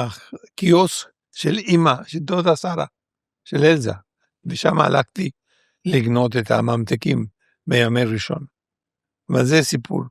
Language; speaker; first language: Hebrew; non-native, fluent; Spanish